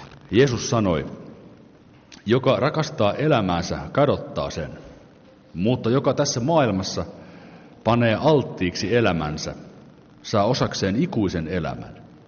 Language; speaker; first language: Finnish; native; Finnish